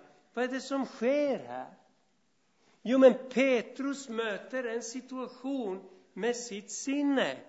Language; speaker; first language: Swedish; non-native, fluent; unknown